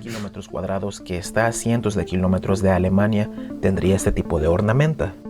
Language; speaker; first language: Spanish; native; Spanish